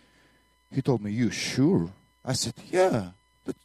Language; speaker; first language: English; non-native, learner; Russian